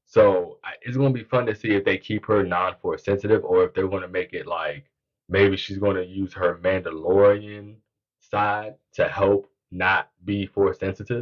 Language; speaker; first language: English; native; English